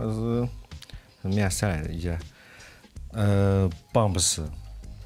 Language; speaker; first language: Hungarian; non-native, learner; Chinese